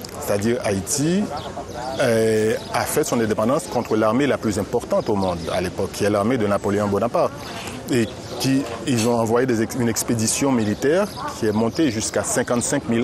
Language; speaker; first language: French; non-native, local second language; Haitian Creole